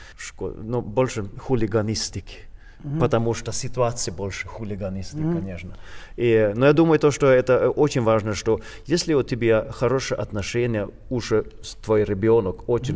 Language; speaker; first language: Russian; non-native, learner; Swedish